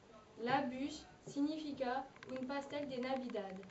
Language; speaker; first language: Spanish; non-native, learner; French